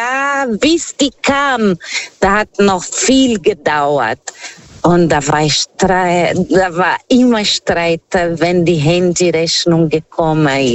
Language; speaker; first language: German; non-native, fluent; Portuguese